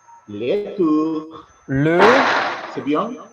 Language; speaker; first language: French; non-native, learner; Spanish